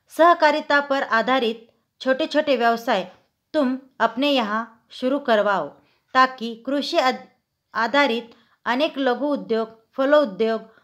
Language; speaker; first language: Hindi; non-native, local second language; Marathi